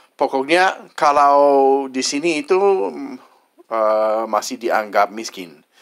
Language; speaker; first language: Indonesian; non-native, fluent; English